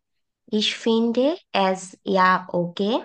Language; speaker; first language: German; non-native, learner; Bangla